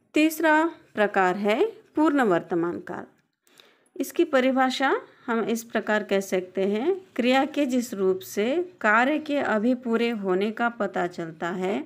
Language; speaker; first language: Hindi; non-native, local second language; Telugu